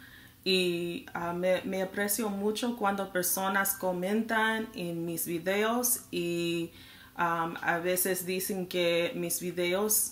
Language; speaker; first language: Spanish; non-native, learner; English